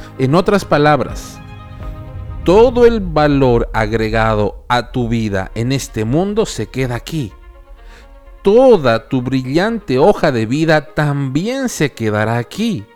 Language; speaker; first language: Spanish; native; Spanish